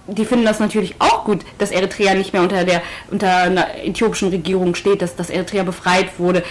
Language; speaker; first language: German; early bilingual, other home language; Tigrinya